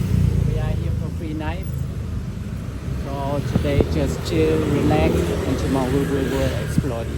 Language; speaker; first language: English; non-native, learner; Vietnamese